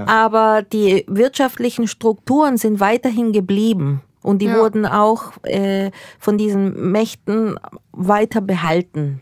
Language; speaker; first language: German; early bilingual, other home language; Spanish